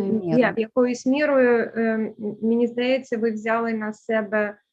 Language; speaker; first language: Ukrainian; early bilingual, heritage; Ukrainian